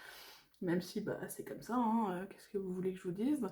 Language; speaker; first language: French; native; French